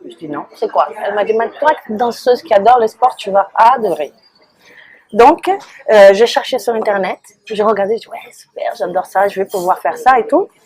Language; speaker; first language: French; non-native, fluent; Portuguese